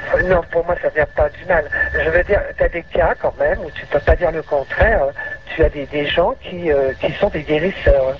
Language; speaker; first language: French; native; French